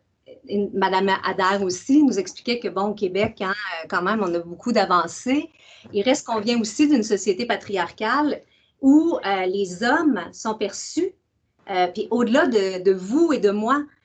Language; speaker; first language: French; native; French